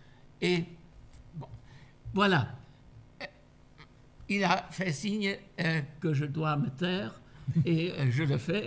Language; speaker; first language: French; non-native, fluent; German